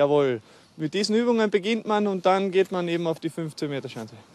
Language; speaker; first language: German; native; German